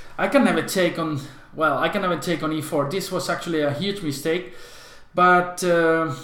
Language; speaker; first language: English; non-native, fluent; Spanish